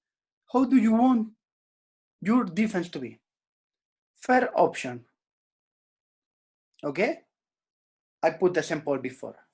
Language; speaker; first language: English; non-native, learner; Spanish